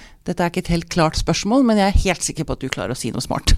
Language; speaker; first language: Norwegian; native; Norwegian